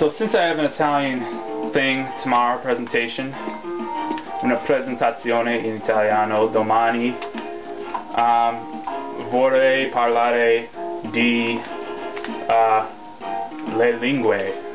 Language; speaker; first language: Italian; non-native, learner; English